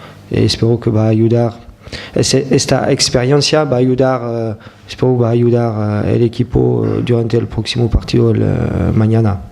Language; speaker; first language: Spanish; non-native, fluent; French